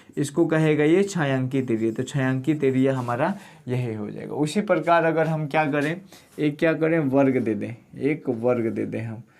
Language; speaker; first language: Hindi; native; Hindi